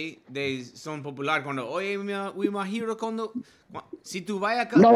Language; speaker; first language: Spanish; non-native, learner; English